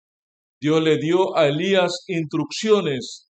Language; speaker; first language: Spanish; native; Spanish